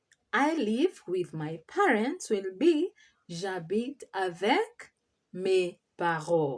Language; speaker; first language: French; non-native, fluent; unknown